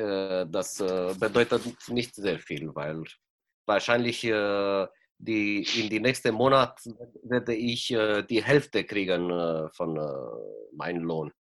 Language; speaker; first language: German; non-native, fluent; Romanian